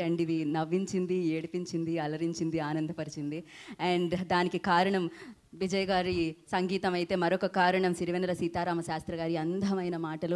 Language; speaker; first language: Telugu; native; Telugu